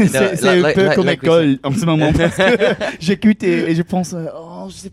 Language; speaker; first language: French; non-native, learner; English